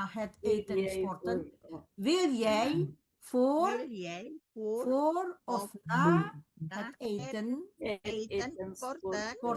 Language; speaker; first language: Dutch; non-native, fluent; Indonesian